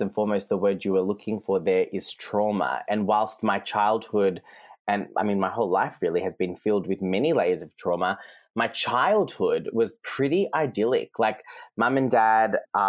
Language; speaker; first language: English; non-native, local second language; Serbian